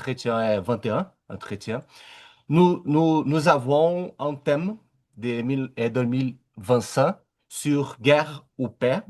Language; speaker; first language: French; non-native, learner; Portuguese